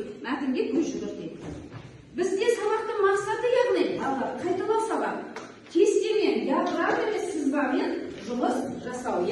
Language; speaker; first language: Kazakh; native; Kazakh